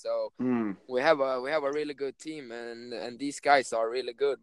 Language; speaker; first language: English; non-native, fluent; Swedish